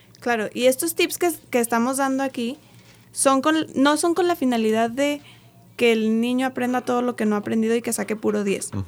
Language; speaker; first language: Spanish; native; Spanish